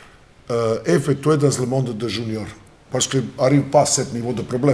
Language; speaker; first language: French; non-native, learner; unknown